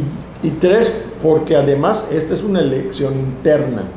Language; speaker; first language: Spanish; native; Spanish